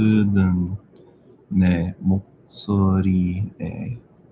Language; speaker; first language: Korean; non-native, learner; English